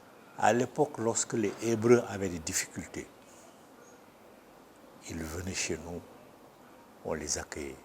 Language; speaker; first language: French; non-native, local second language; Bambara